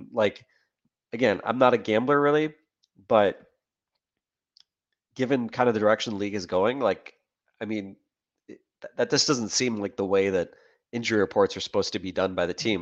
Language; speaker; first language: English; native; English